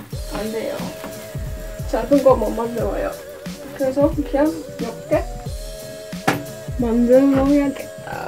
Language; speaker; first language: Korean; non-native, learner; Dutch